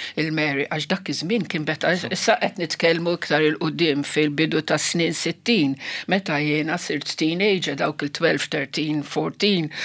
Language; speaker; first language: Maltese; non-native, local second language; Italian